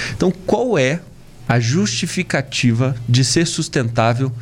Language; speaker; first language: Portuguese; native; Portuguese